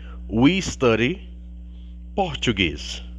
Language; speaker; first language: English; non-native, learner; Portuguese